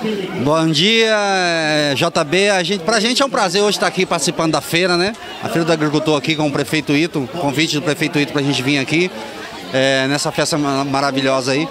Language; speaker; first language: Portuguese; native; Portuguese